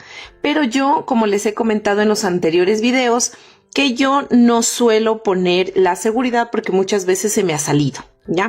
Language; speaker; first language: Spanish; native; Spanish